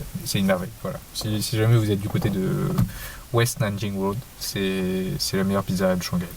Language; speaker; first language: French; native; French